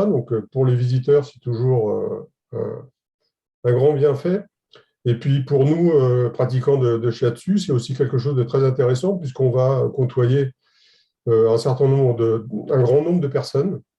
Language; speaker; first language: French; native; French